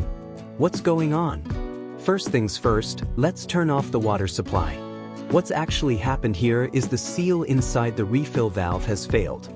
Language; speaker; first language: English; native; English